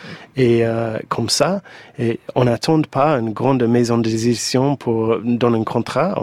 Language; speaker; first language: French; non-native, fluent; English